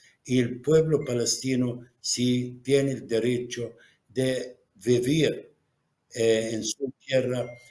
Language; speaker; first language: Spanish; non-native, fluent; Arabic